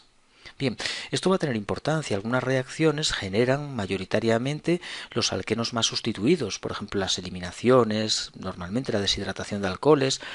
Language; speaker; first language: Spanish; native; Spanish